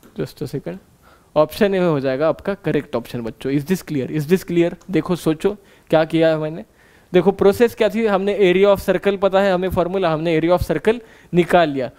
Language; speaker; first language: Hindi; non-native, local second language; Marathi